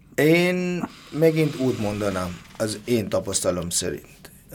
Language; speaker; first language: Hungarian; non-native, learner; Bangla